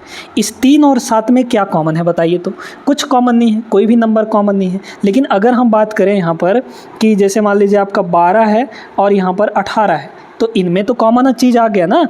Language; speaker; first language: Hindi; native; Hindi